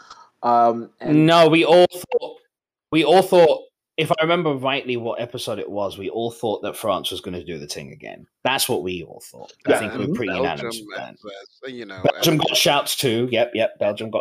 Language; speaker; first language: English; native; English